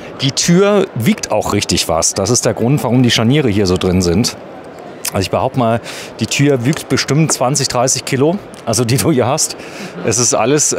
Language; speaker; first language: German; native; German